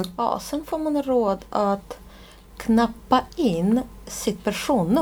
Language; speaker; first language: Swedish; non-native, fluent; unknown